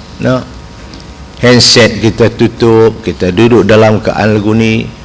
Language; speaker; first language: Malay; native; Malay